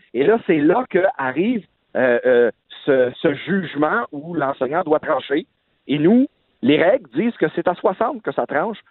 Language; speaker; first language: French; native; French